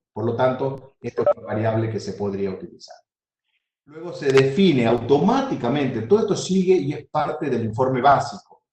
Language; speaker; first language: Spanish; native; Spanish